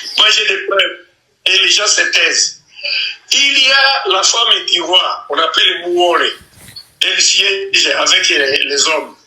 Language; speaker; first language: French; non-native, local second language; Nande